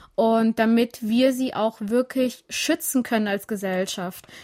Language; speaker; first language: German; early bilingual, other home language; Albanian